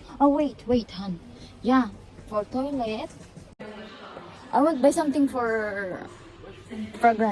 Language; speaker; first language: English; non-native, learner; Filipino